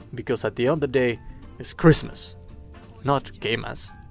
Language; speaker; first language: English; early bilingual, other home language; Spanish